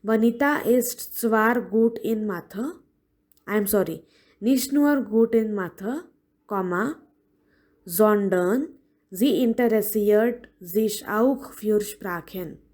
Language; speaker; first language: German; non-native, fluent; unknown